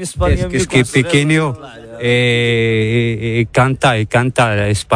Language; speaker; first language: Spanish; non-native, learner; Arabic